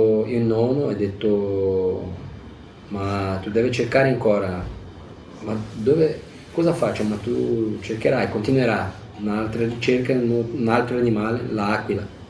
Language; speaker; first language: Italian; non-native, fluent; Portuguese